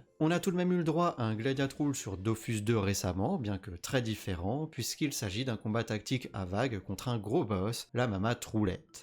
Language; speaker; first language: French; native; French